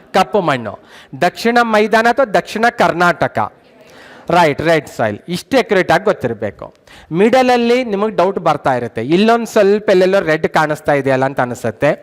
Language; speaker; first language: Kannada; native; Kannada